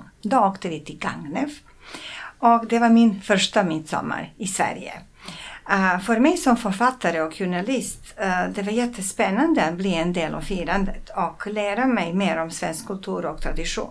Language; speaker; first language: Swedish; non-native, fluent; Serbian